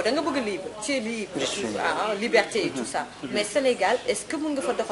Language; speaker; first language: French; non-native, local second language; Wolof